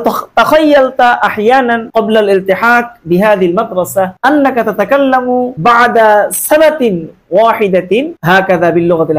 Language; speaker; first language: Arabic; non-native, fluent; Bangla